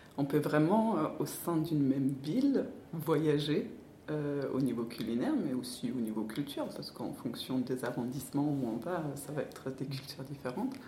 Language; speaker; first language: French; non-native, fluent; Danish